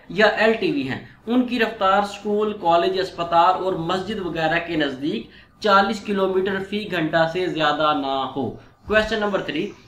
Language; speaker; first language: Urdu; non-native, local second language; Punjabi